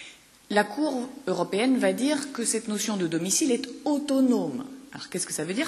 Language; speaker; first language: French; native; French